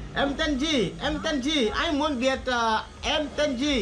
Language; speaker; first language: Vietnamese; non-native, learner; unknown